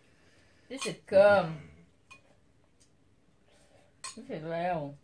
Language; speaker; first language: English; non-native, learner; Vietnamese